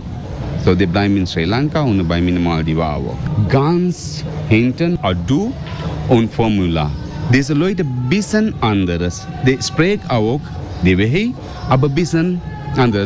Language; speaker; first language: German; non-native, learner; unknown